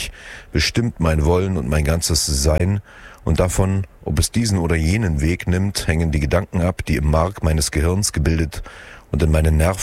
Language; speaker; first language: German; native; German